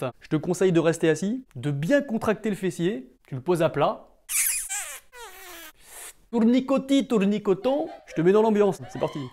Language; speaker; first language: French; native; French